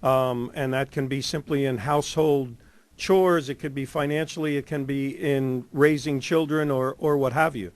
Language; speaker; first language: English; native; English